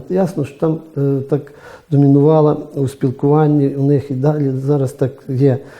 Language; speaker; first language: Ukrainian; native; Ukrainian